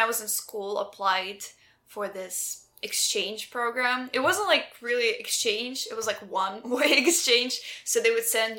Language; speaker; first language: English; non-native, fluent; Russian